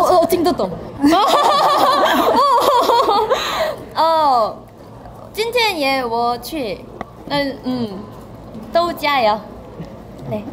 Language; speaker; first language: Chinese; non-native, learner; Korean